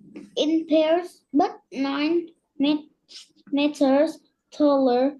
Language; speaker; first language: English; non-native, learner; Vietnamese